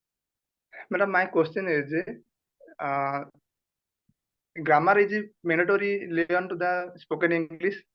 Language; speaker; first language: English; non-native, learner; Odia